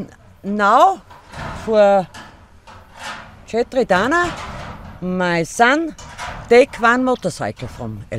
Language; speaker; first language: English; non-native, learner; German